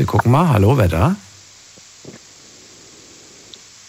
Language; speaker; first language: German; native; German